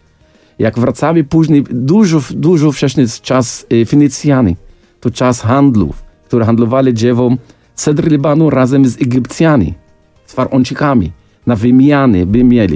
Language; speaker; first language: Polish; non-native, fluent; Arabic